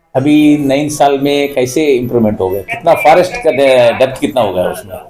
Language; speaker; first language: Hindi; non-native, local second language; Kannada